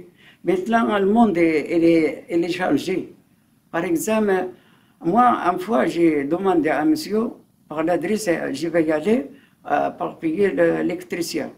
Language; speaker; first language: French; non-native, learner; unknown